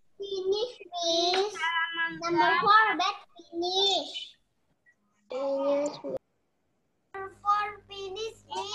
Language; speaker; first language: English; non-native, learner; Indonesian